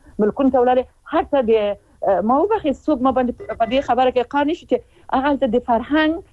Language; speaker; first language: Pashto; non-native, local second language; Persian